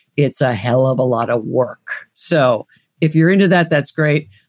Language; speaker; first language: English; native; English